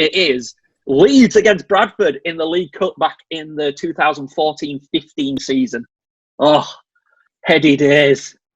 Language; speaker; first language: English; native; English